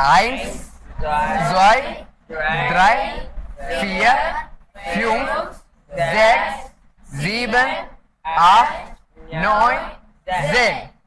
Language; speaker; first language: German; non-native, learner; Malayalam